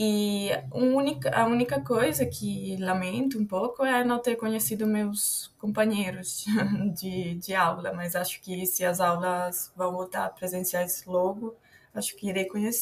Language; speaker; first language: Portuguese; non-native, fluent; Italian